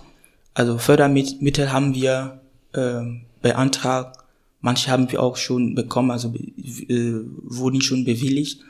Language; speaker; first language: German; non-native, fluent; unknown